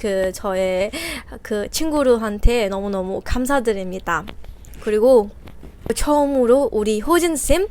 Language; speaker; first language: Korean; non-native, fluent; Burmese